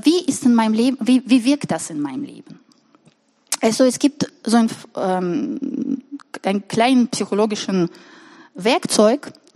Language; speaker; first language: German; non-native, fluent; Russian